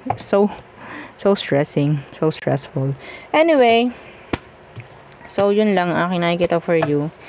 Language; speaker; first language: English; non-native, local second language; Filipino